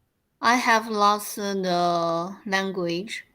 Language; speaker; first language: English; non-native, learner; Chinese